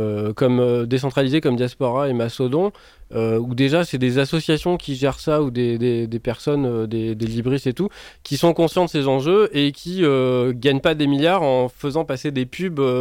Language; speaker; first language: French; native; French